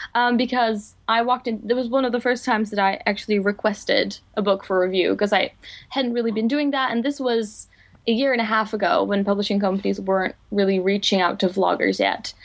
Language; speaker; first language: English; non-native, fluent; Dutch